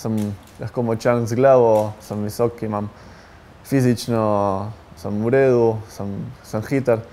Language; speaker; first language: Slovenian; early bilingual, heritage; Spanish